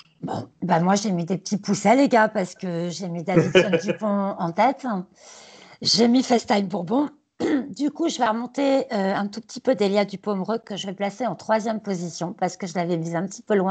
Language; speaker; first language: French; native; French